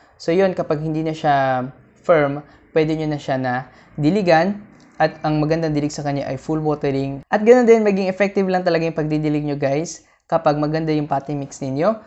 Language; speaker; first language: Filipino; native; Filipino